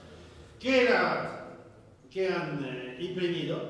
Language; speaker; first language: Spanish; non-native, fluent; French